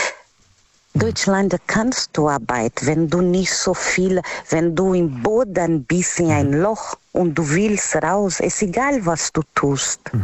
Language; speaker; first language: German; non-native, learner; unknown